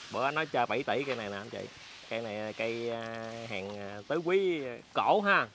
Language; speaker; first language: Vietnamese; native; Vietnamese